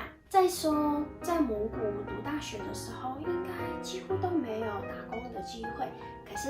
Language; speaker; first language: Chinese; non-native, fluent; Mongolian